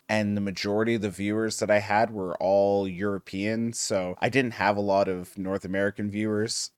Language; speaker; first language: English; native; English